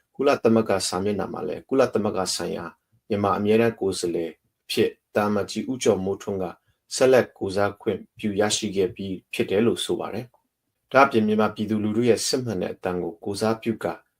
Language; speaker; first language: Burmese; non-native, local second language; Hakha Chin